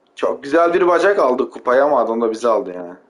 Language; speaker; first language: Turkish; native; Turkish